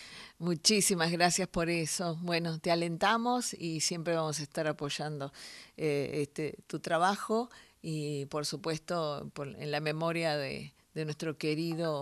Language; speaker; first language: Spanish; native; Spanish